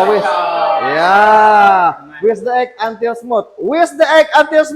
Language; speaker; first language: English; non-native, fluent; Indonesian